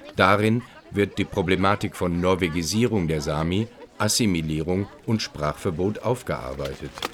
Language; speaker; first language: German; native; German